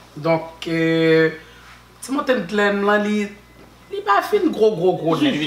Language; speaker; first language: French; early bilingual, other home language; Haitian Creole